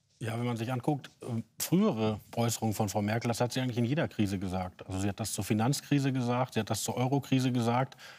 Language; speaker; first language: German; native; German